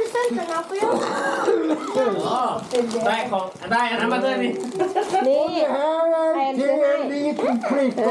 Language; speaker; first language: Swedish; non-native, learner; Thai